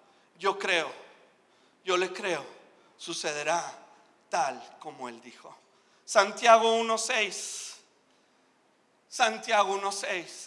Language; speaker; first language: Spanish; native; Spanish